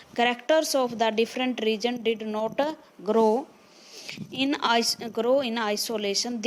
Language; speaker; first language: English; non-native, local second language; Hindi